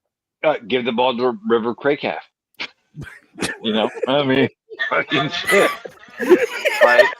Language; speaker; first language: English; native; English